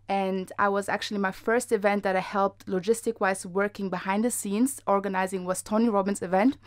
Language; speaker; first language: English; non-native, fluent; German